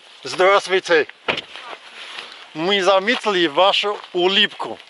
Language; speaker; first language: Russian; non-native, fluent; English